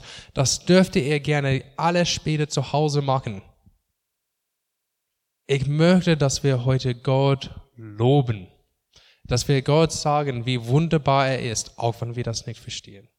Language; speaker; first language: German; non-native, fluent; English